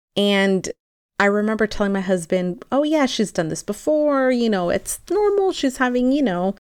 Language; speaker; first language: English; early bilingual, other home language; Spanish